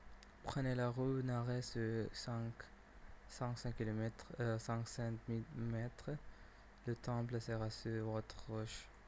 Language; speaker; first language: French; non-native, learner; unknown